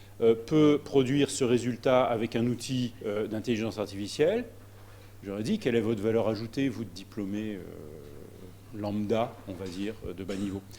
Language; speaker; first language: French; native; French